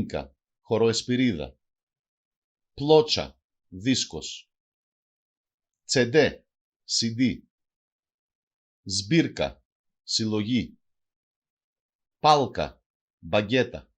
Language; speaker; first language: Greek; non-native, local second language; Macedonian